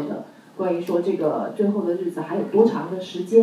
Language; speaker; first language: Chinese; native; Chinese